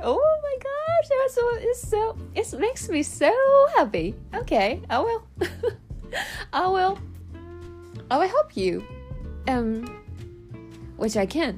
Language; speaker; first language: English; non-native, learner; Japanese